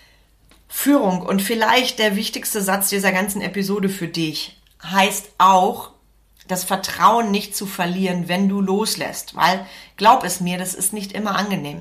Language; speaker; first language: German; native; German